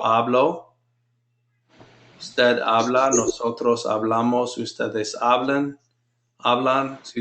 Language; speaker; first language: Spanish; non-native, fluent; English